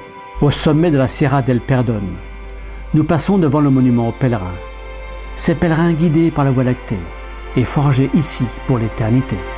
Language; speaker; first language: French; native; French